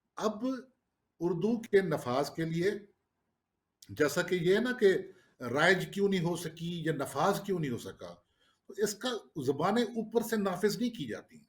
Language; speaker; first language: Urdu; non-native, local second language; Saraiki